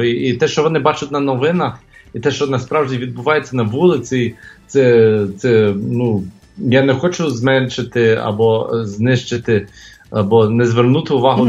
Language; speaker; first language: Ukrainian; early bilingual, heritage; English